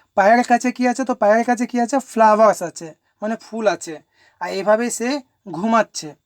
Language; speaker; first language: Hindi; non-native, local second language; Bangla